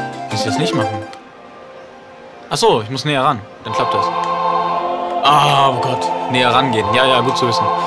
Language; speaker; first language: German; native; German